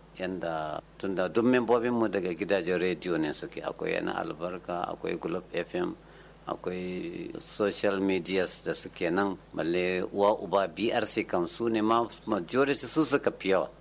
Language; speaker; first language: Hausa; non-native, local second language; Fula